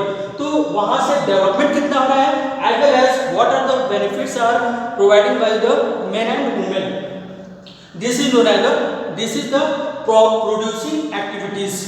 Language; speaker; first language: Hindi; native; Hindi